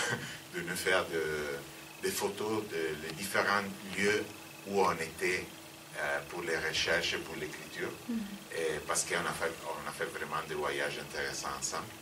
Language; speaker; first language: French; non-native, fluent; Italian